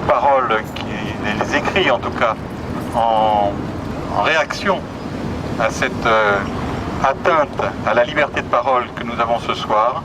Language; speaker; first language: French; native; French